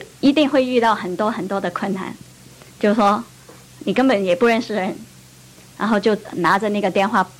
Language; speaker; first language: Chinese; non-native, local second language; Cantonese